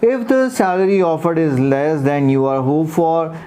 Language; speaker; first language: English; non-native, local second language; Punjabi